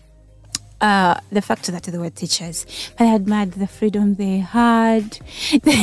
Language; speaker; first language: English; non-native, local second language; Ganda